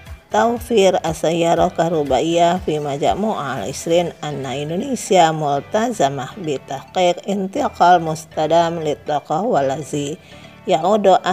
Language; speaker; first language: Arabic; non-native, learner; Indonesian